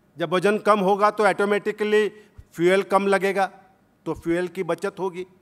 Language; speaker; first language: Hindi; non-native, local second language; Marathi